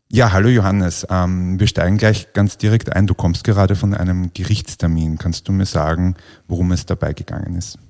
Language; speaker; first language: German; native; German